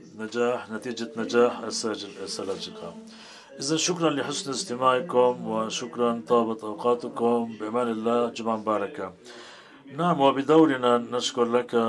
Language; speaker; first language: Arabic; non-native, fluent; Turkish